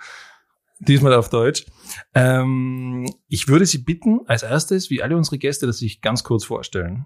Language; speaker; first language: German; native; German